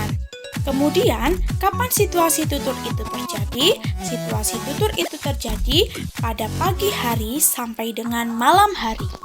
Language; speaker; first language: Indonesian; native; Indonesian